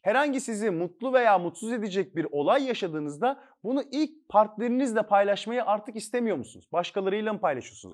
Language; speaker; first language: Turkish; native; Turkish